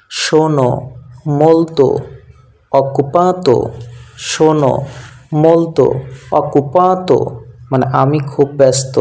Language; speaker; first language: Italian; non-native, learner; Bangla